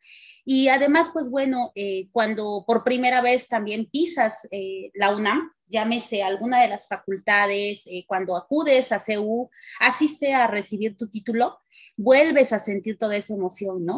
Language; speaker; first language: Spanish; native; Spanish